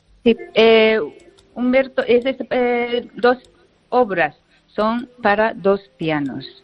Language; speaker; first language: Spanish; non-native, fluent; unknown